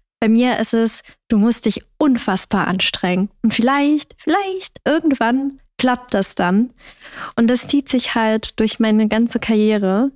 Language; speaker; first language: German; early bilingual, other home language; Vietnamese